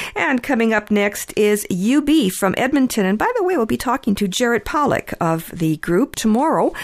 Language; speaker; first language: English; early bilingual, other home language; Ukrainian